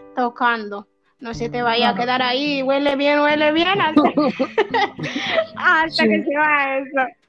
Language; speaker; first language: Spanish; early bilingual, other home language; Arabic